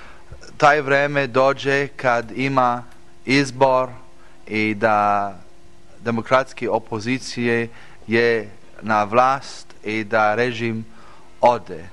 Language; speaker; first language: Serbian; early bilingual, heritage; English